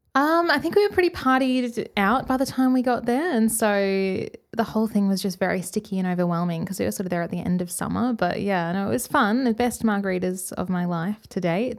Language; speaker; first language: English; native; English